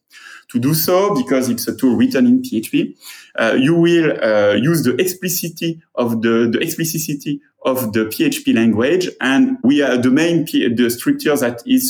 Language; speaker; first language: English; non-native, fluent; French